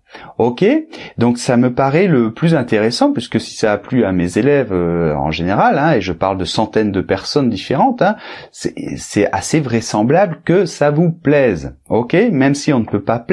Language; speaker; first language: French; native; French